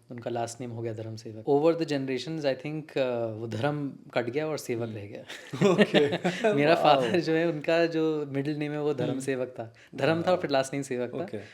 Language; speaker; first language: Hindi; native; Hindi